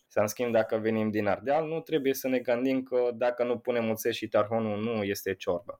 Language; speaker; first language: Romanian; non-native, fluent; Italian